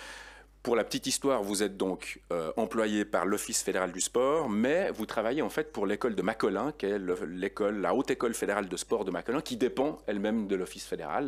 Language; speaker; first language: French; native; French